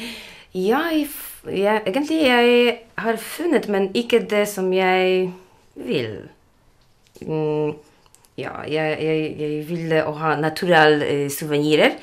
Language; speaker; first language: Norwegian; non-native, learner; Polish